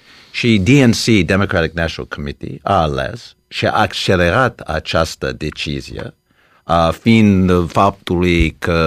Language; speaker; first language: Romanian; early bilingual, heritage; Romanian